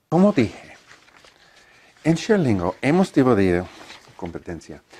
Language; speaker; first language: Spanish; non-native, learner; English